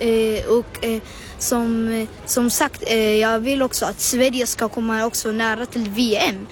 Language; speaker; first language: Swedish; non-native, learner; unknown